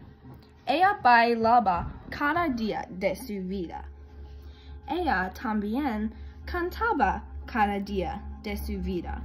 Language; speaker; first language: Spanish; non-native, learner; English